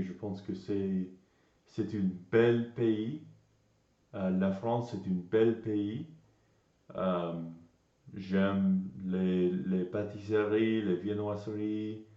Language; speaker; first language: French; non-native, learner; English